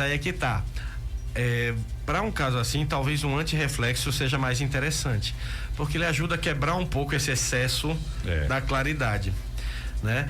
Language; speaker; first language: Portuguese; native; Portuguese